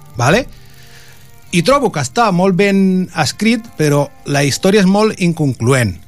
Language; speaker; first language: Catalan; non-native, local second language; Spanish